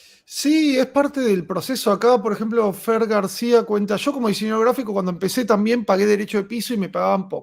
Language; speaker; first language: Spanish; native; Spanish